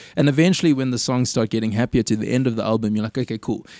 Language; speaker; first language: English; native; English